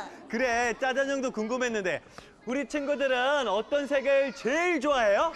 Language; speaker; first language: Korean; native; Korean